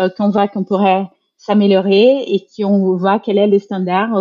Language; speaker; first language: French; non-native, fluent; Portuguese